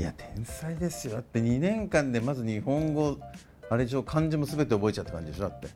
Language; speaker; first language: Japanese; native; Japanese